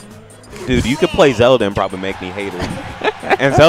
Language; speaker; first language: English; native; English